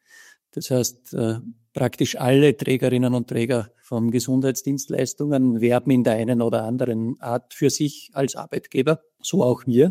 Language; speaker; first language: German; native; German